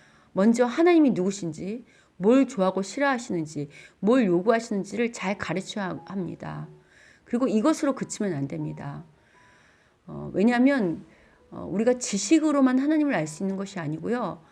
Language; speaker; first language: Korean; native; Korean